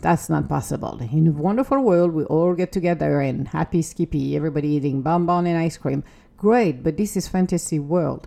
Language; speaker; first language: English; non-native, fluent; French